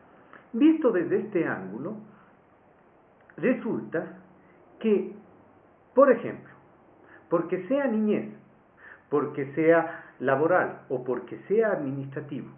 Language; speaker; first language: Spanish; native; Spanish